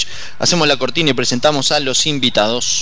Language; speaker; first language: Spanish; native; Spanish